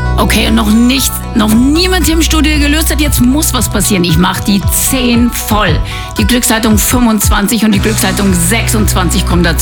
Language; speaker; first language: German; native; German